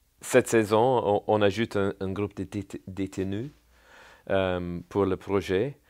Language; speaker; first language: French; non-native, learner; English